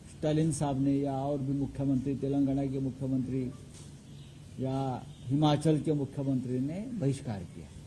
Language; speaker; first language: Hindi; non-native, local second language; Marathi